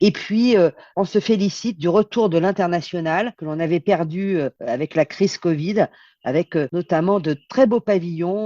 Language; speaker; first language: French; native; French